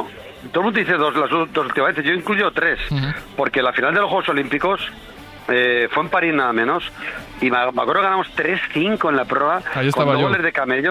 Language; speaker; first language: Spanish; native; Spanish